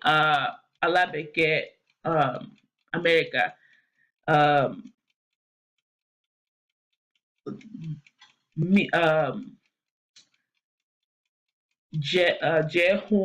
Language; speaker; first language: Igbo; non-native, learner; English